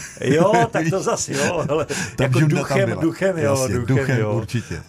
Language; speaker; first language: Czech; native; Czech